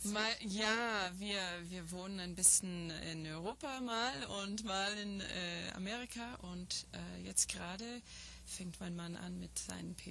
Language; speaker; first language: German; non-native, fluent; English